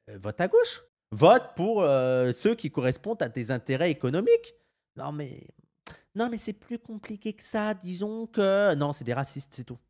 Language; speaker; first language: French; native; French